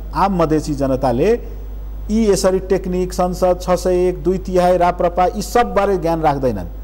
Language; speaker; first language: Nepali; non-native, local second language; Maithili